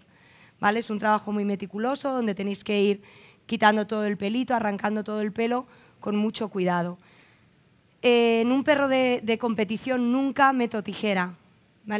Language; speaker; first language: Spanish; native; Spanish